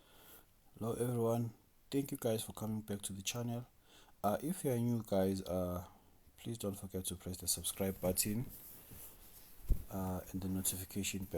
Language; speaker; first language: English; non-native, local second language; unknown